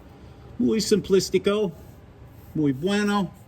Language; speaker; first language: Spanish; non-native, learner; English